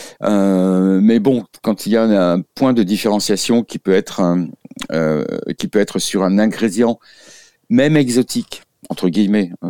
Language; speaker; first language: French; native; French